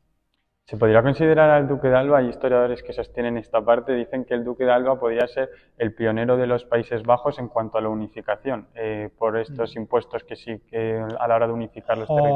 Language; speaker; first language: Spanish; native; Spanish